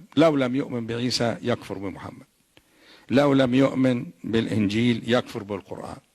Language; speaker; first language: Arabic; native; Arabic